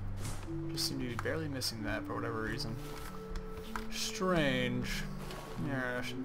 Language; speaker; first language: English; native; English